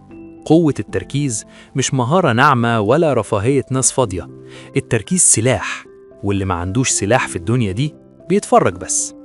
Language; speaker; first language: Arabic; native; Arabic